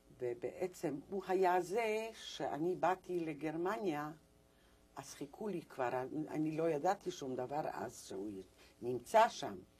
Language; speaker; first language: Hebrew; non-native, fluent; Polish